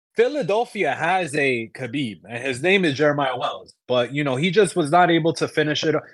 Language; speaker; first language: English; early bilingual, other home language; Spanish